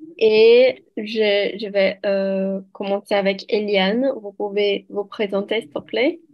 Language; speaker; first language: French; non-native, learner; Portuguese